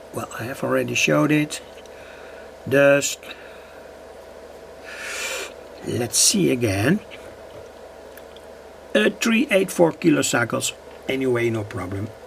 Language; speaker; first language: English; non-native, fluent; Dutch